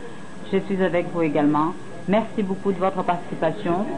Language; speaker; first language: French; native; French